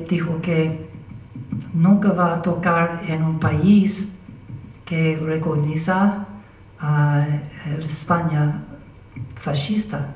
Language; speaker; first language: Spanish; non-native, learner; English